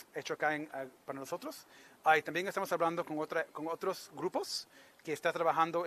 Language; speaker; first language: Spanish; early bilingual, heritage; Spanish